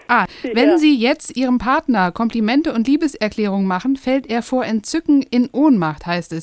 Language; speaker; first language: German; native; German